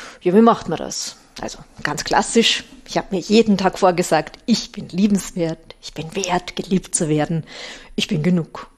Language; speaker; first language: German; native; German